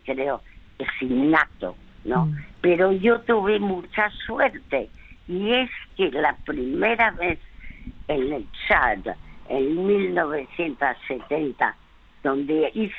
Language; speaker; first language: Spanish; early bilingual, other home language; French